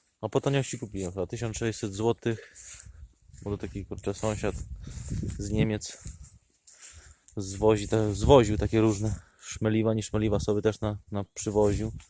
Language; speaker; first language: Polish; native; Polish